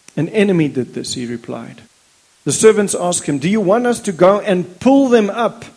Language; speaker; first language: English; non-native, local second language; Afrikaans